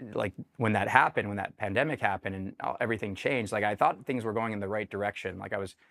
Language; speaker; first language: English; native; English